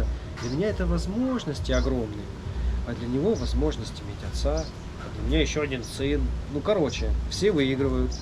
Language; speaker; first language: Russian; native; Russian